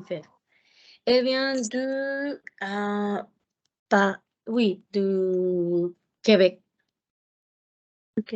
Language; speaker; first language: French; non-native, learner; Spanish